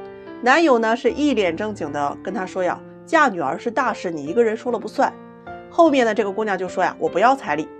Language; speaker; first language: Chinese; native; Chinese